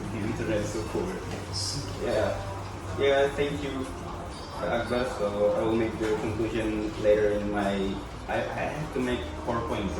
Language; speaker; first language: English; non-native, local second language; Indonesian